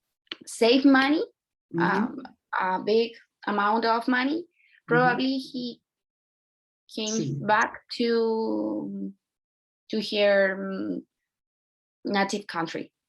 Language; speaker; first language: English; non-native, learner; Spanish